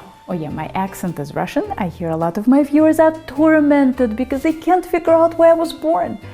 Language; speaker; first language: English; early bilingual, other home language; Russian